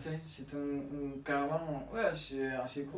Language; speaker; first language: French; non-native, learner; Spanish